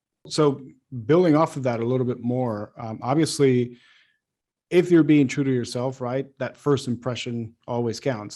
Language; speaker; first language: English; native; English